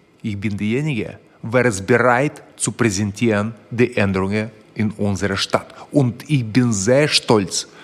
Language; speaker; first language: German; non-native, fluent; Russian